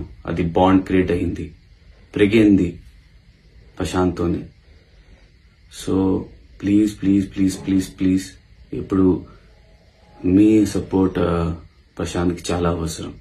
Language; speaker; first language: Telugu; non-native, learner; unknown